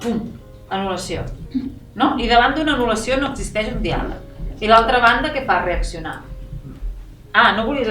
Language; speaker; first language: Catalan; native; Catalan